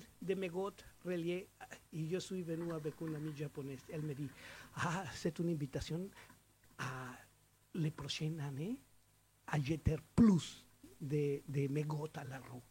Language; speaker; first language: French; non-native, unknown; Spanish